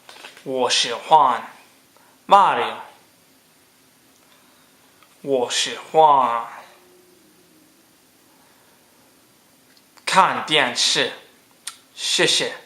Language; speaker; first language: Chinese; non-native, learner; Cantonese